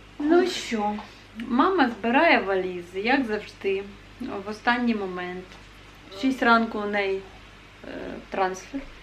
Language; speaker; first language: Ukrainian; native; Ukrainian